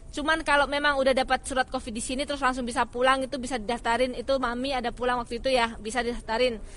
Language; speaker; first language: Indonesian; non-native, local second language; Javanese